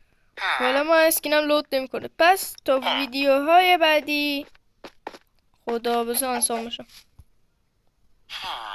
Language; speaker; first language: Persian; native; Persian